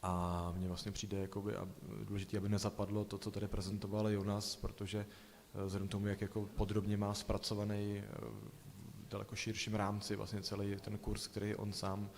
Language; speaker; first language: Czech; native; Czech